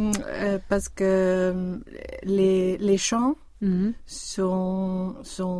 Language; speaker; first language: French; non-native, learner; Swedish